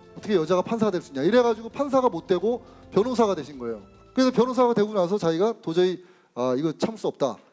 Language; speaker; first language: Korean; native; Korean